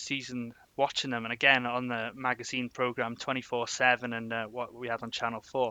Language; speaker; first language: English; native; English